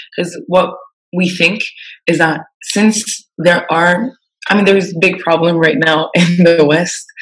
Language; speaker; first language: English; non-native, fluent; French